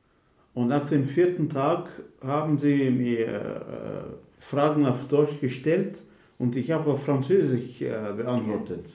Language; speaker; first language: German; non-native, fluent; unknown